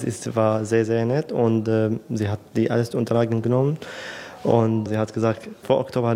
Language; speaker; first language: German; non-native, learner; Arabic